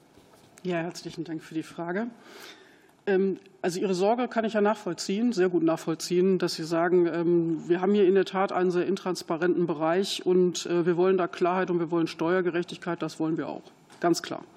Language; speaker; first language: German; native; German